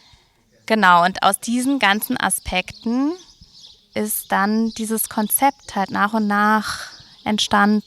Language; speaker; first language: German; native; German